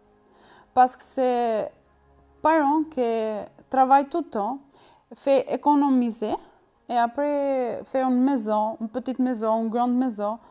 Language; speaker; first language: French; non-native, learner; Albanian